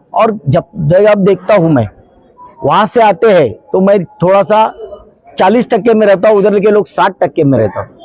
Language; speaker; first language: Hindi; non-native, local second language; Marathi